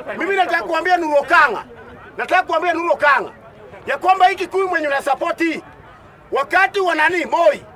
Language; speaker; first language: Swahili; native; Swahili